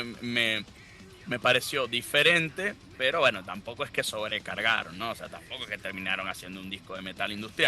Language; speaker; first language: Spanish; native; Spanish